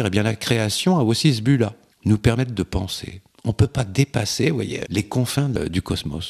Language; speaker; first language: French; native; French